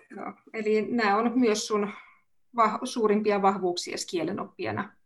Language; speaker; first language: Finnish; native; Finnish